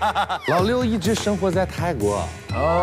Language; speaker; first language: Chinese; native; Chinese